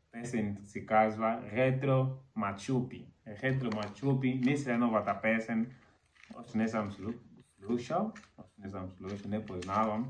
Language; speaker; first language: Bulgarian; non-native, learner; Portuguese